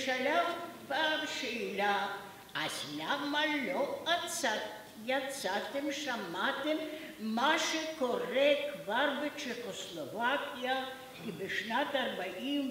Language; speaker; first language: Hebrew; non-native, fluent; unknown